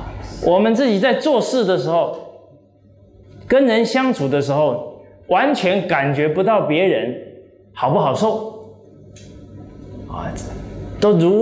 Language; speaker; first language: Chinese; native; Chinese